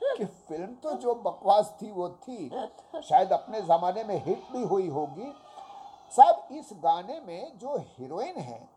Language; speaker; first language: Hindi; native; Hindi